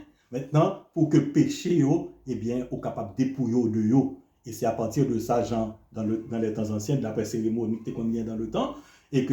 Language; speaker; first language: French; non-native, local second language; Haitian Creole